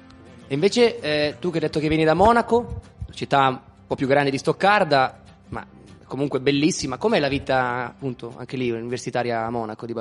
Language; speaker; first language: Italian; native; Italian